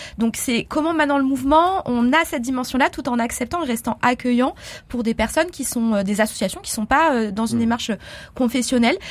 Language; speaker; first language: French; native; French